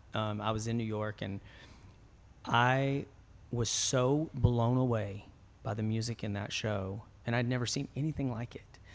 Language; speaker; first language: English; native; English